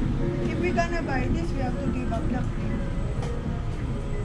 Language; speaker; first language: English; non-native, local second language; Filipino